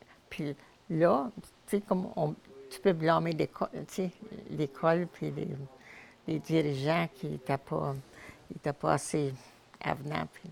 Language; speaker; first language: French; native; French